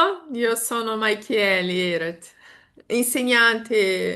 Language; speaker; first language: Italian; non-native, fluent; Portuguese